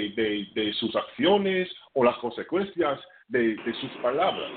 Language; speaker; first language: Spanish; non-native, fluent; English